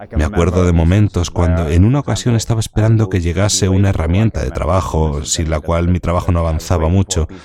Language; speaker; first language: Spanish; non-native, fluent; Dutch